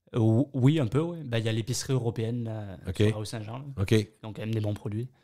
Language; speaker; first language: French; native; French